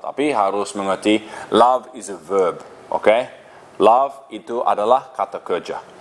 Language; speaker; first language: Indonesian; non-native, learner; English